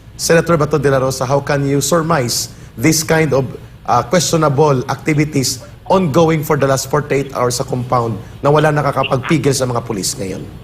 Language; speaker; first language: Filipino; native; Filipino